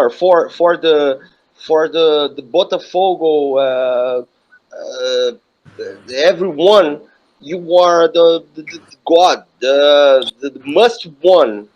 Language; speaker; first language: English; non-native, learner; Portuguese